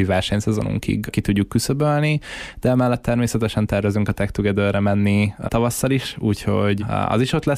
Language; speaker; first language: Hungarian; native; Hungarian